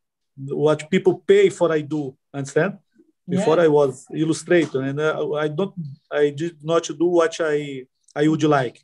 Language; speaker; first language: English; non-native, learner; Portuguese